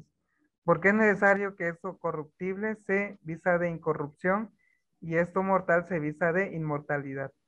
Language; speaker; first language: Spanish; native; Spanish